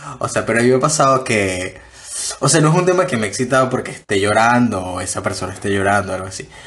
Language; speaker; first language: Spanish; native; Spanish